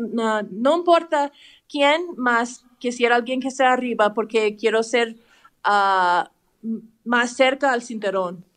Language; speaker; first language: Spanish; early bilingual, heritage; English